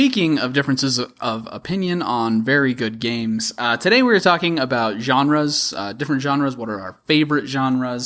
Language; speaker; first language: English; native; English